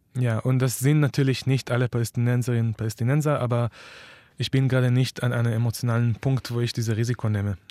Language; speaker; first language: German; non-native, fluent; Hebrew